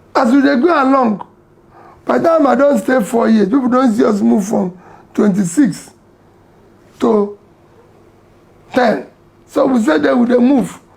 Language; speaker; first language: Nigerian Pidgin; non-native, local second language; Igbo